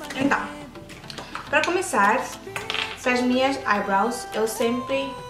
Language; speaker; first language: Portuguese; early bilingual, heritage; English